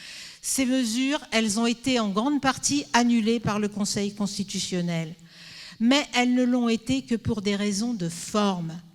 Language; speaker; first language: French; native; French